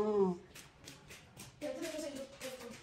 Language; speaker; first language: Chinese; early bilingual, heritage; English